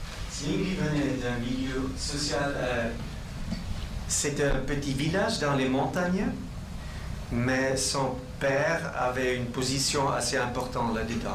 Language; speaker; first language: French; non-native, local second language; German